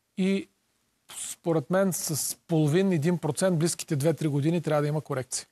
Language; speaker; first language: Bulgarian; native; Bulgarian